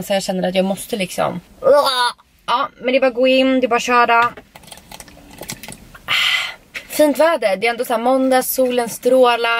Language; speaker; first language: Swedish; native; Swedish